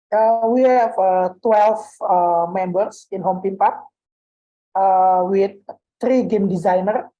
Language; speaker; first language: English; non-native, learner; Indonesian